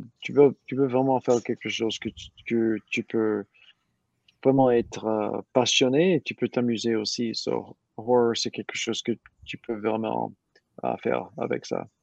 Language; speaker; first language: French; non-native, learner; English